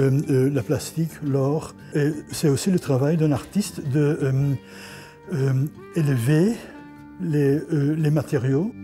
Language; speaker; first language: French; non-native, fluent; Dutch